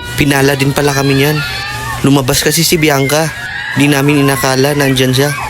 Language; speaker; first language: Filipino; non-native, local second language; Cebuano